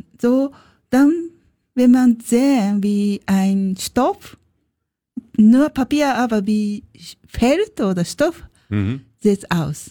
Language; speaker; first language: German; non-native, learner; Japanese